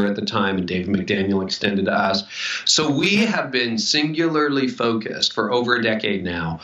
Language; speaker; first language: English; native; English